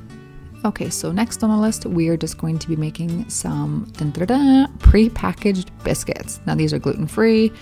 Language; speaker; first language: English; native; English